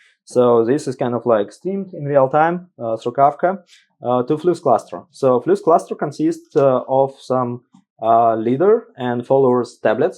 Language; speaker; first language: English; non-native, fluent; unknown